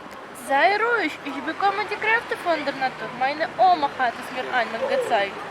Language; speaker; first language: German; non-native, fluent; Russian